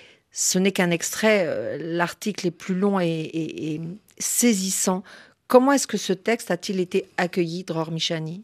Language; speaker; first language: French; native; French